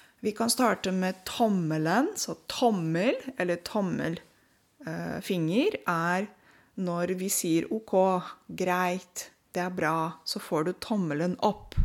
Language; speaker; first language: Norwegian; non-native, fluent; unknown